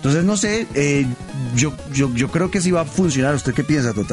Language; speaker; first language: Spanish; native; Spanish